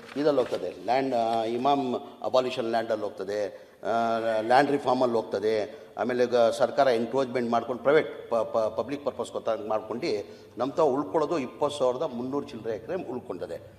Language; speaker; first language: Kannada; non-native, local second language; Urdu